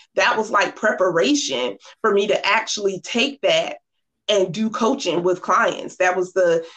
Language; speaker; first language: English; native; English